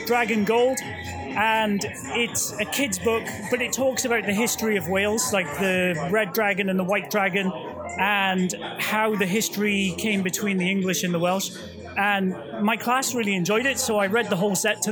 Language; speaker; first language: English; native; English